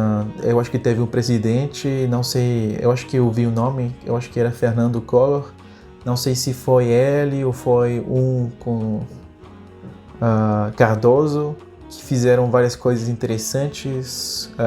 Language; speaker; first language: Portuguese; non-native, fluent; Spanish